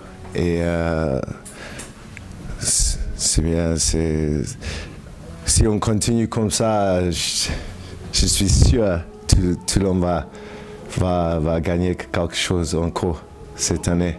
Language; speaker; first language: French; non-native, learner; English